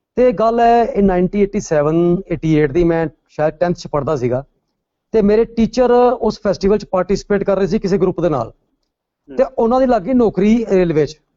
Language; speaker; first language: Punjabi; non-native, local second language; Pahari-Potwari